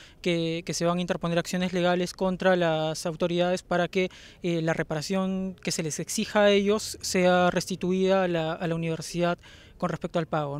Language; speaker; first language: Spanish; native; Spanish